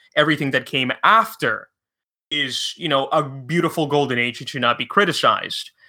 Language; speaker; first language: English; early bilingual, other home language; Spanish